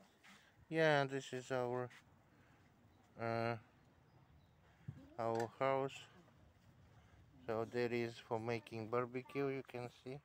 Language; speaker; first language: English; non-native, learner; Russian